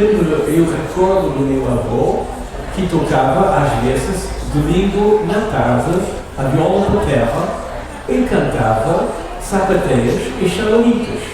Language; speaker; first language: Portuguese; non-native, learner; English